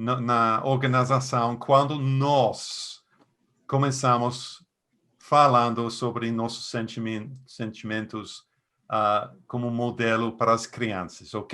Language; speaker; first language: Portuguese; non-native, fluent; English